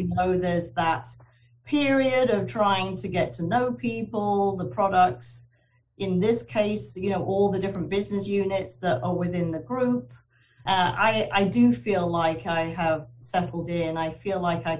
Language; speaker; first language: English; native; English